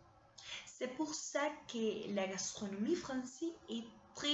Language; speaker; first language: French; non-native, learner; Spanish